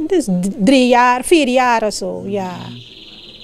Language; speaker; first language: Dutch; non-native, local second language; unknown